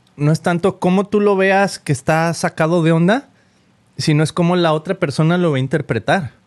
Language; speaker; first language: Spanish; native; Spanish